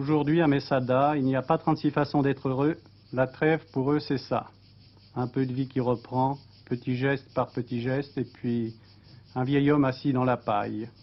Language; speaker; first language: French; native; French